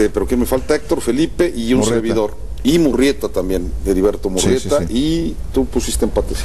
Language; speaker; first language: Spanish; native; Spanish